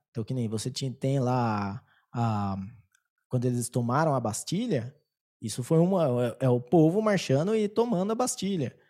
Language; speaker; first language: Portuguese; native; Portuguese